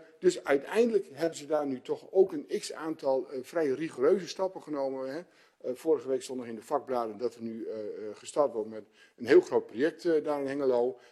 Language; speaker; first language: Dutch; native; Dutch